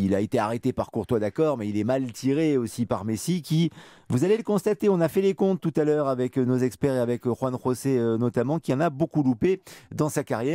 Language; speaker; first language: French; native; French